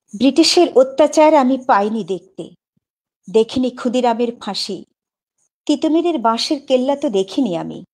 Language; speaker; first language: Bangla; native; Bangla